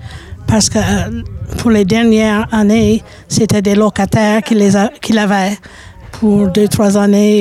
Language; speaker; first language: French; native; French